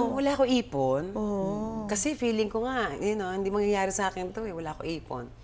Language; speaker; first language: Filipino; native; Filipino